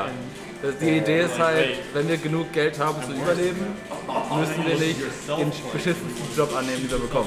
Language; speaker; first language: German; native; German